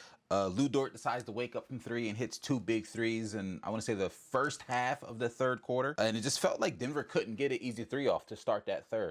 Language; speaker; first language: English; native; English